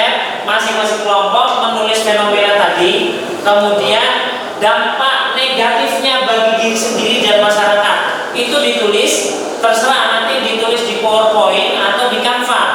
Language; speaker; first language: Indonesian; native; Indonesian